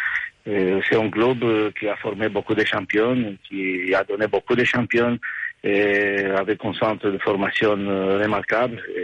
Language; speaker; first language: French; non-native, fluent; Romanian